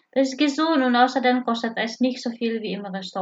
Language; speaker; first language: German; non-native, fluent; Indonesian